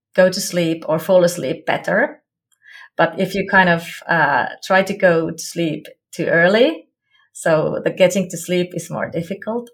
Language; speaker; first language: English; non-native, fluent; Finnish